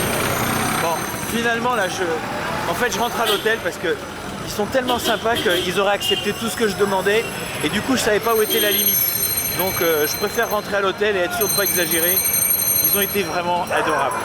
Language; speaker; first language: French; native; French